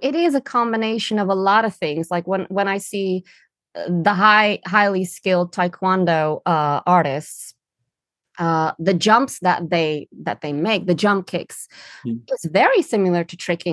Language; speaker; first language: English; non-native, fluent; Dutch